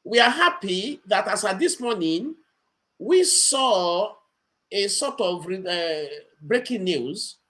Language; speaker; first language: English; non-native, local second language; Yoruba